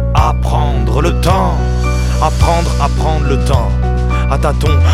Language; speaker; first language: French; native; French